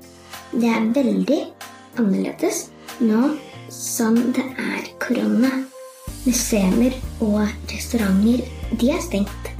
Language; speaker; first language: Norwegian; early bilingual, heritage; Norwegian